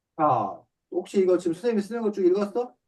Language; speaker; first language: Korean; native; Korean